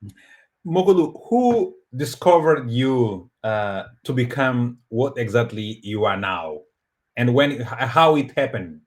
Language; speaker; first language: English; non-native, fluent; Portuguese